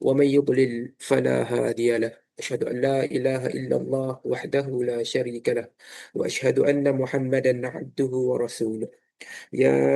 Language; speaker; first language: Arabic; non-native, fluent; Malay